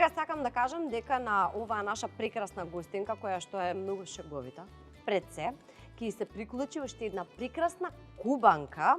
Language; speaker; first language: Macedonian; native; Macedonian